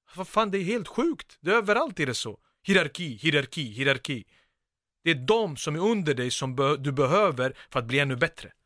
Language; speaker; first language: Swedish; early bilingual, other home language; Bosnian